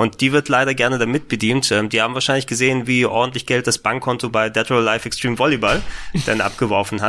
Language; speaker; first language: German; native; German